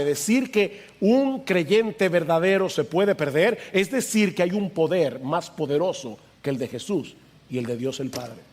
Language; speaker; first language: Spanish; native; Spanish